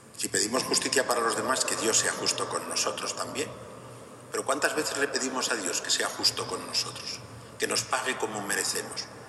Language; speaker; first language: Spanish; native; Spanish